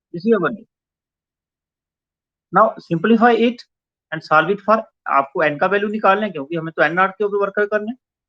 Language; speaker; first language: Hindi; non-native, local second language; Punjabi